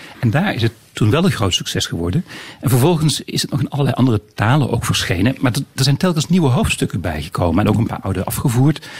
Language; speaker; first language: Dutch; native; Dutch